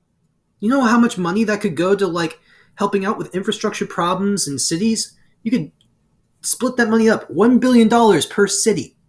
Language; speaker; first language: English; native; English